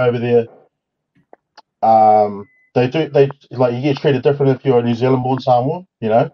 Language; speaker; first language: English; native; English